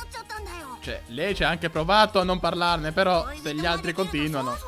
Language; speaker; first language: Italian; native; Italian